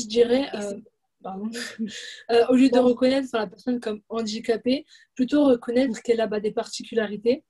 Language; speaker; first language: French; native; French